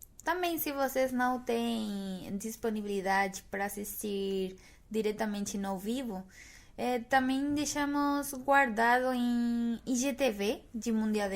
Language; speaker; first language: Portuguese; non-native, fluent; Spanish